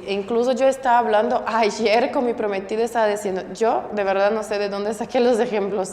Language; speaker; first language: Spanish; non-native, fluent; Portuguese